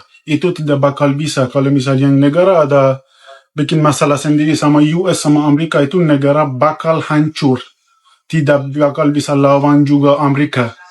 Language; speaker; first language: Indonesian; non-native, fluent; Persian